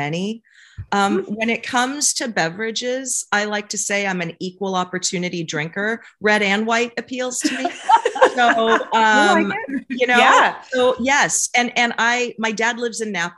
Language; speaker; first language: English; native; English